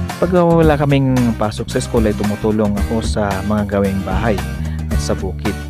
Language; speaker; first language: Filipino; native; Filipino